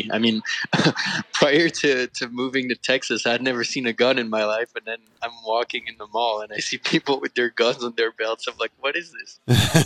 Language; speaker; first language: English; non-native, fluent; French